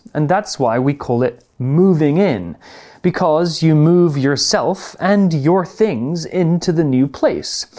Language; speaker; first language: English; native; English